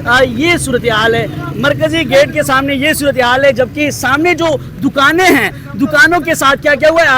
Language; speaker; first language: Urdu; non-native, local second language; Pashto